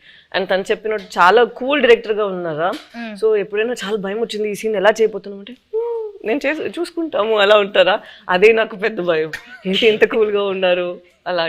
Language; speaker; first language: Telugu; non-native, fluent; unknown